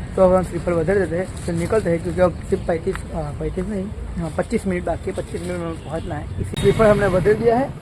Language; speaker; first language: Hindi; non-native, local second language; Gujarati